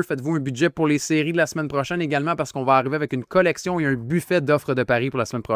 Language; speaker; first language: French; native; French